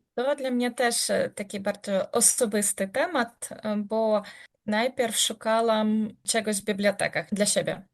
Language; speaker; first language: Polish; non-native, learner; Ukrainian